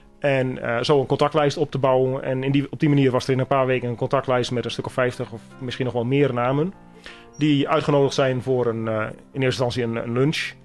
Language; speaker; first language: Dutch; native; Dutch